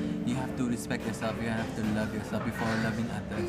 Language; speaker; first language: English; non-native, local second language; Malay